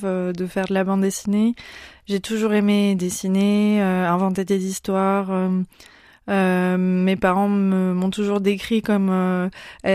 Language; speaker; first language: French; native; French